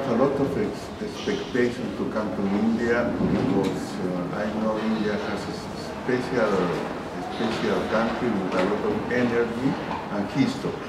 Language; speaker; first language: English; non-native, learner; Spanish